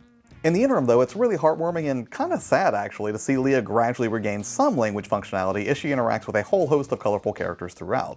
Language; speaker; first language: English; native; English